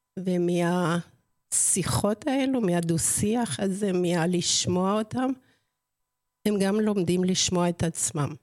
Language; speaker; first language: Hebrew; non-native, fluent; Spanish